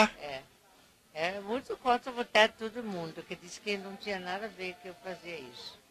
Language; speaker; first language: Portuguese; non-native, fluent; Danish